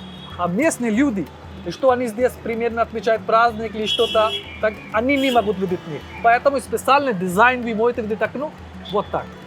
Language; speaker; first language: Russian; non-native, learner; Hindi